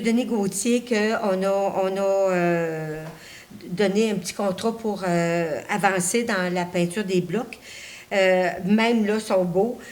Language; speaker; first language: French; native; French